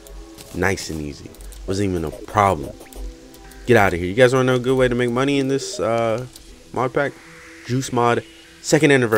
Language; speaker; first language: English; native; English